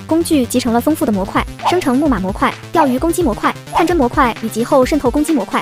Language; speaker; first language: Chinese; native; Chinese